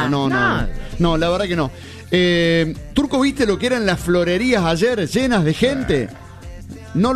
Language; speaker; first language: Spanish; native; Spanish